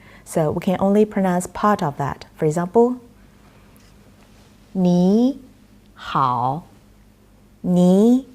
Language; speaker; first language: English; non-native, fluent; Chinese